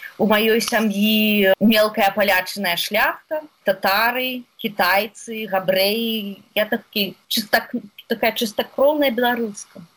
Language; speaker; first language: Belarusian; native; Belarusian